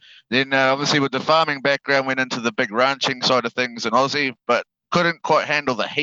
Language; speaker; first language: English; native; English